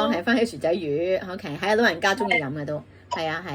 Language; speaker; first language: Cantonese; native; Cantonese